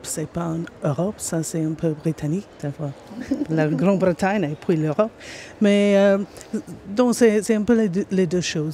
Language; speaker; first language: French; non-native, fluent; English